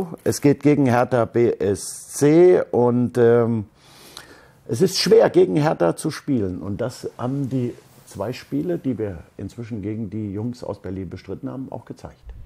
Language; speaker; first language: German; native; German